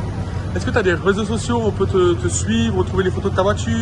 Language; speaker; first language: French; native; French